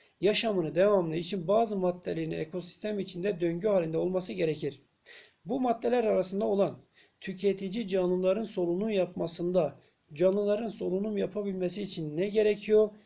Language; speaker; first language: Turkish; native; Turkish